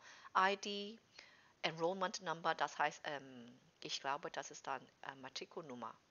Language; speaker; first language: German; non-native, fluent; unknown